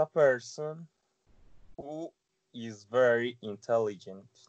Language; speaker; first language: English; non-native, learner; Spanish